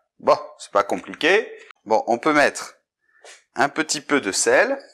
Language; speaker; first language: French; native; French